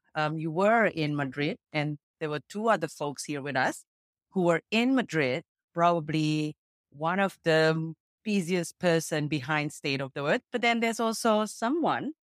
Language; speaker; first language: English; non-native, fluent; Indonesian